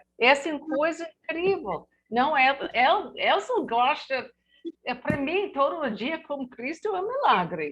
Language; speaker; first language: Portuguese; non-native, learner; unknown